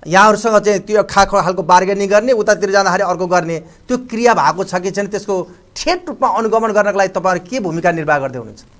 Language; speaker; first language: Nepali; native; Nepali